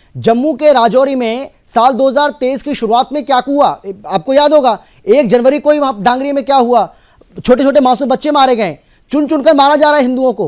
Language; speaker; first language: Hindi; native; Hindi